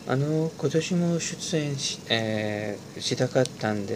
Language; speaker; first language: Japanese; non-native, learner; Persian